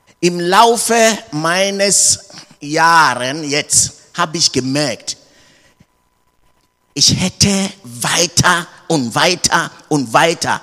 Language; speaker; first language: German; non-native, learner; English